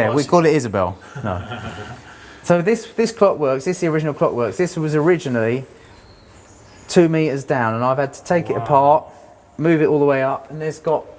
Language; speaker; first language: English; native; English